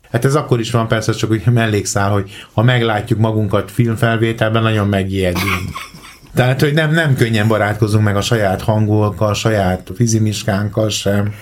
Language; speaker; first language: Hungarian; native; Hungarian